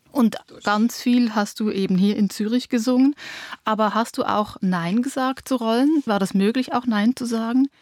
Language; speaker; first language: German; native; German